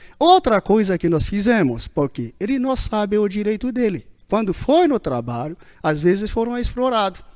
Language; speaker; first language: Portuguese; non-native, fluent; Haitian Creole